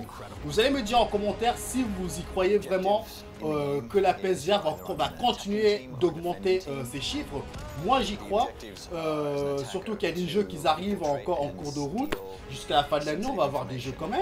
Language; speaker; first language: French; native; French